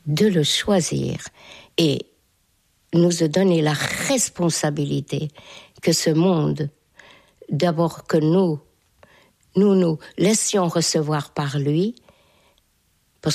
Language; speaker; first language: French; non-native, fluent; Hungarian